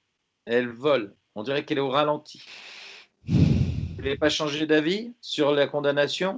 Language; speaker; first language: French; native; French